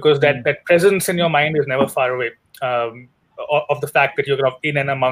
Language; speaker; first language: English; non-native, local second language; Hindi